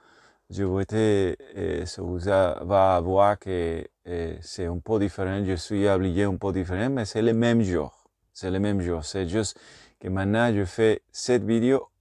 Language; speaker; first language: French; non-native, learner; Spanish